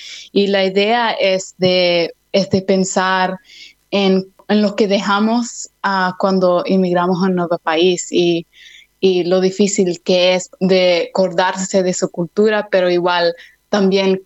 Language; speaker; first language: Spanish; early bilingual, other home language; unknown